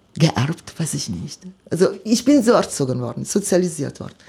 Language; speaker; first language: German; non-native, fluent; Italian